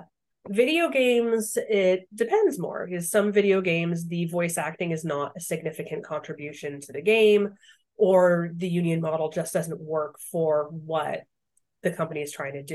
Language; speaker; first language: English; native; English